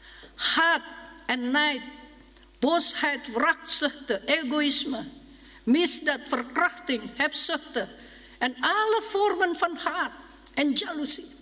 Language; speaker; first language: Dutch; non-native, learner; Indonesian